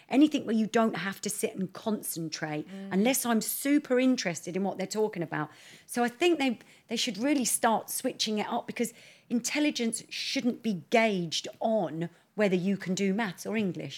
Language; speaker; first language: English; native; English